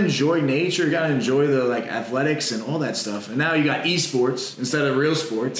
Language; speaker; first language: English; native; English